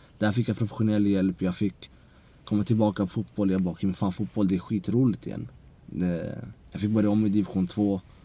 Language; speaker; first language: Swedish; early bilingual, other home language; Central Kurdish